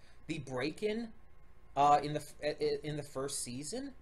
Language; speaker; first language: English; native; English